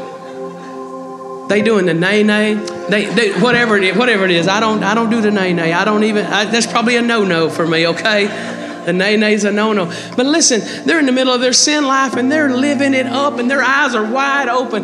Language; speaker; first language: English; native; English